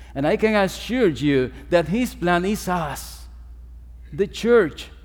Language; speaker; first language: English; non-native, fluent; Spanish